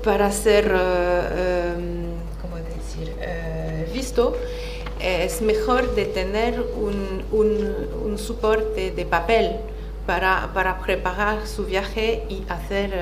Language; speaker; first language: Spanish; non-native, fluent; French